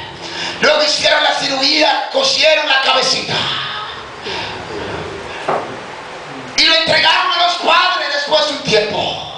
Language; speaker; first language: Spanish; native; Spanish